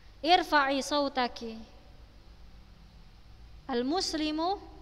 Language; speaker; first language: Arabic; non-native, fluent; Indonesian